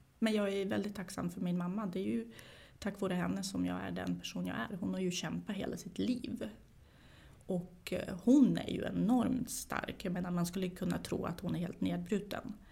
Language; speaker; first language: Swedish; early bilingual, other home language; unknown